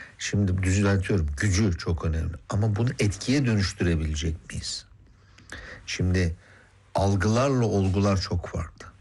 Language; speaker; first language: Turkish; native; Turkish